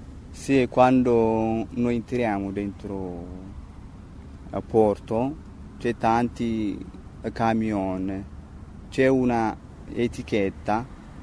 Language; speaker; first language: Italian; non-native, learner; Tigrinya